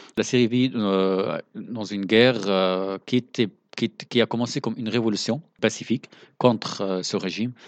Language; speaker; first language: French; non-native, fluent; Arabic